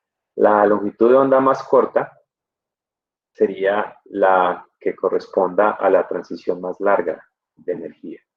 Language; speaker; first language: Spanish; native; Spanish